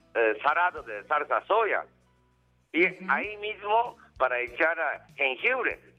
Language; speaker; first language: Spanish; non-native, learner; Japanese